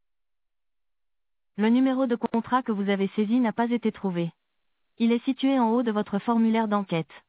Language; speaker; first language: French; native; French